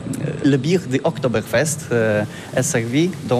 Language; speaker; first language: French; non-native, learner; Polish